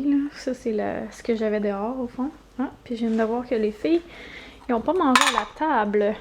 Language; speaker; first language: French; native; French